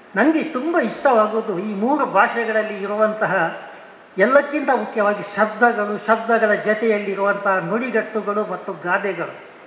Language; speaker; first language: Kannada; non-native, local second language; Badaga